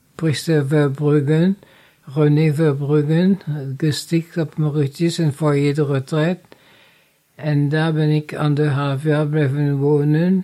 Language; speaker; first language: Dutch; non-native, fluent; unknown